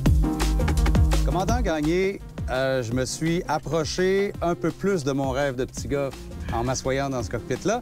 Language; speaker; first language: French; native; French